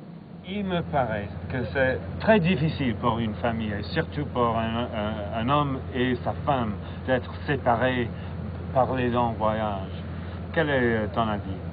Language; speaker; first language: French; non-native, fluent; English